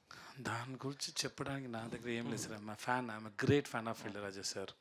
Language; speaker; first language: Telugu; non-native, learner; Tamil